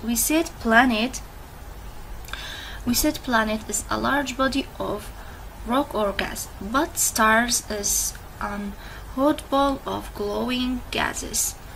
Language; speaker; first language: English; non-native, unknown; Central Kurdish